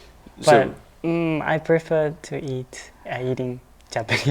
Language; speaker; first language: English; non-native, learner; Japanese